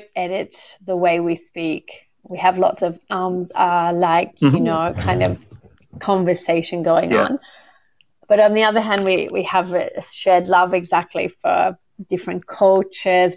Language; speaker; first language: English; native; English